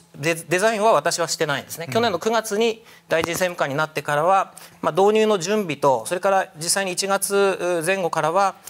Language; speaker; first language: Japanese; native; Japanese